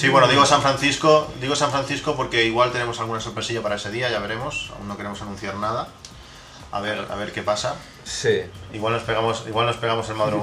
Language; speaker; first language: Spanish; native; Spanish